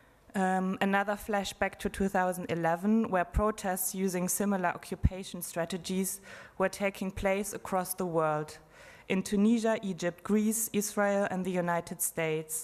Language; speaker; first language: English; non-native, fluent; German